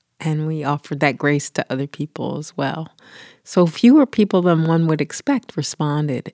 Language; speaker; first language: English; native; English